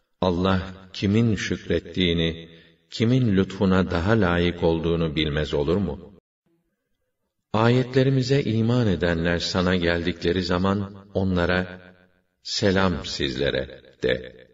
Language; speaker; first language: Turkish; native; Turkish